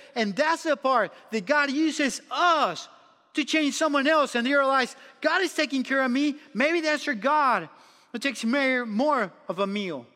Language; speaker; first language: English; non-native, fluent; Spanish